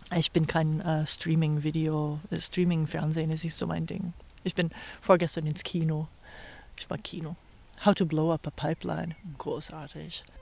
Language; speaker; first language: German; non-native, fluent; English